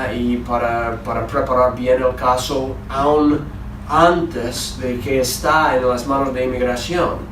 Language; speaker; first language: Spanish; non-native, fluent; English